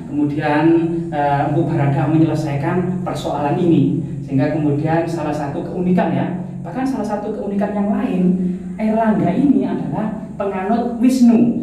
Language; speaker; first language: Indonesian; native; Indonesian